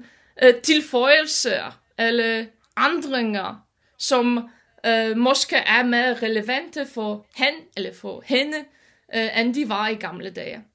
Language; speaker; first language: Danish; non-native, fluent; Polish